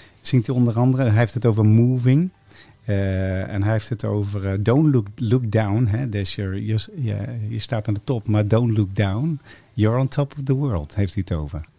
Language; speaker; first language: Dutch; native; Dutch